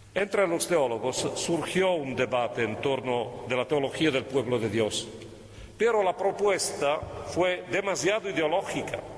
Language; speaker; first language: Spanish; non-native, fluent; Italian